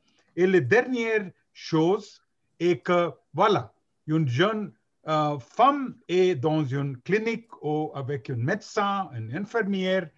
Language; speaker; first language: French; non-native, learner; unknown